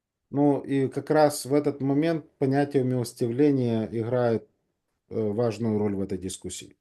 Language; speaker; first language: Russian; native; Russian